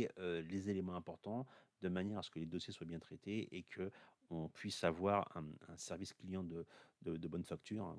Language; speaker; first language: French; native; French